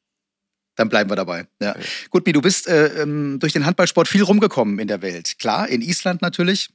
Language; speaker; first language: German; native; German